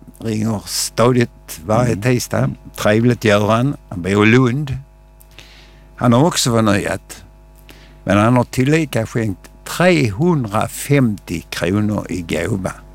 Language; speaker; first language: Swedish; native; Swedish